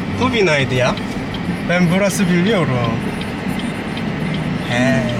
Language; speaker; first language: Turkish; non-native, learner; Korean